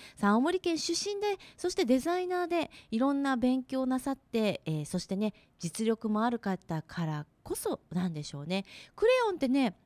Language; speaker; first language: Japanese; native; Japanese